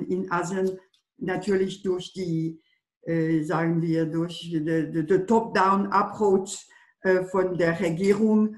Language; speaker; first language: German; non-native, fluent; French